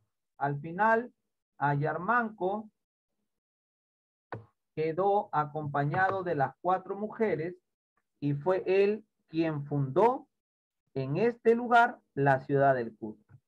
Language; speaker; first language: Spanish; native; Spanish